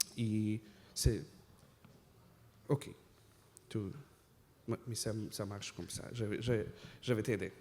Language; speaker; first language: French; non-native, fluent; Russian